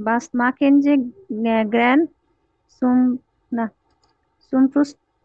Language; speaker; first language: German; non-native, learner; Bangla